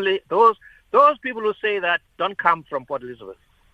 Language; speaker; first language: English; non-native, local second language; Xhosa